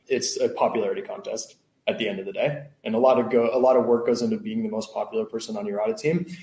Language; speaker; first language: English; native; English